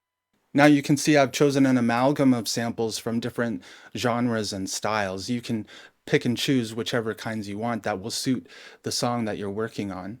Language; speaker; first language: English; native; English